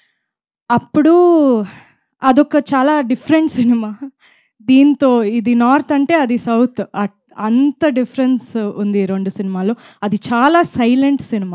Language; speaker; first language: Telugu; non-native, fluent; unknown